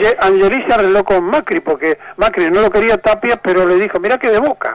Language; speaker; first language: Spanish; native; Spanish